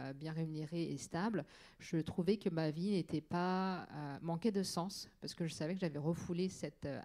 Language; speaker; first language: French; native; French